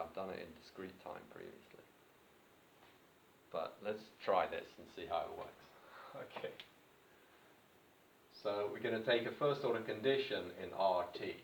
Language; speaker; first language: English; native; English